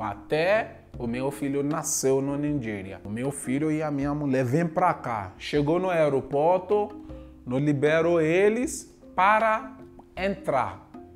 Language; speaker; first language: Portuguese; non-native, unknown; Yoruba